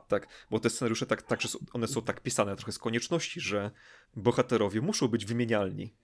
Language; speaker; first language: Polish; native; Polish